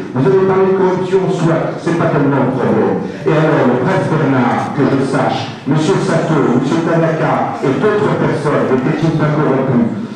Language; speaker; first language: French; native; French